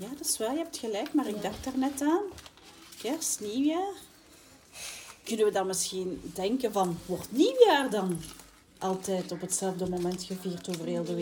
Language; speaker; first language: Dutch; native; Dutch